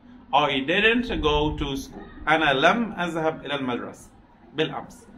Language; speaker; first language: Arabic; native; Arabic